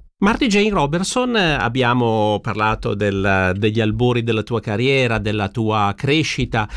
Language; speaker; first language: Italian; native; Italian